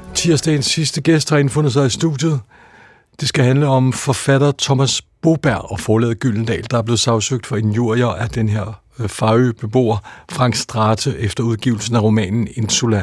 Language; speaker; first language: Danish; native; Danish